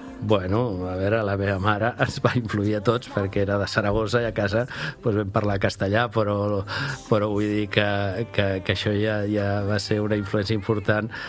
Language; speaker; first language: Catalan; non-native, local second language; Spanish